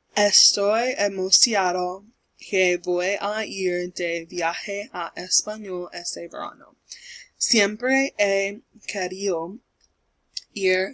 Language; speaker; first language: Spanish; non-native, learner; English